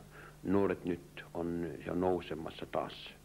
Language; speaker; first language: Finnish; early bilingual, heritage; Finnish